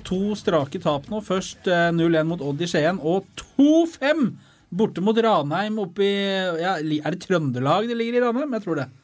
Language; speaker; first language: Norwegian; native; Norwegian